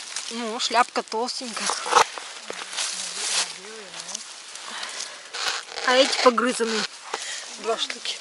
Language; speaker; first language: Russian; native; Russian